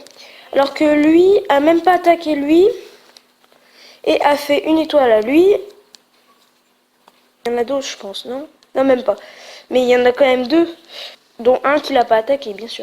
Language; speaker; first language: French; native; French